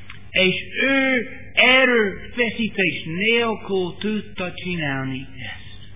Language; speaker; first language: Hungarian; non-native, learner; English